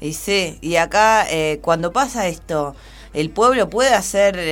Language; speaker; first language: Spanish; native; Spanish